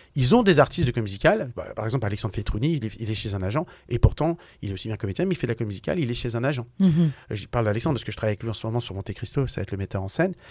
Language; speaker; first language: French; native; French